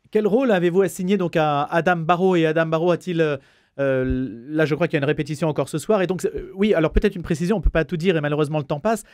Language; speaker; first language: French; native; French